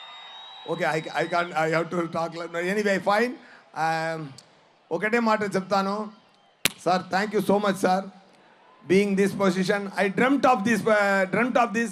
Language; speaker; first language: Telugu; non-native, local second language; Tamil